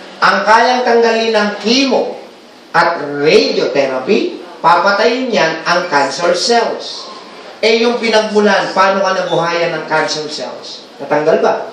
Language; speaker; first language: Filipino; native; Filipino